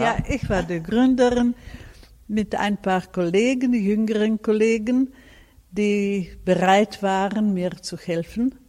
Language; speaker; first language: German; non-native, fluent; Serbian